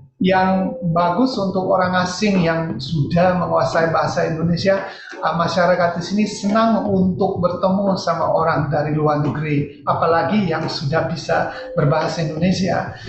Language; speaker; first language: Indonesian; non-native, fluent; English